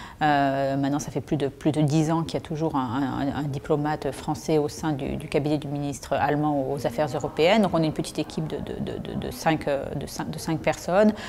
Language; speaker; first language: French; native; French